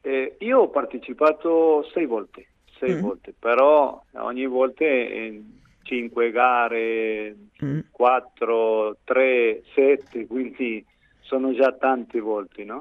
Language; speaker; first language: Italian; non-native, fluent; Spanish